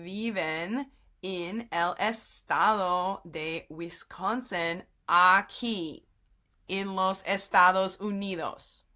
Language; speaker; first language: Spanish; non-native, fluent; English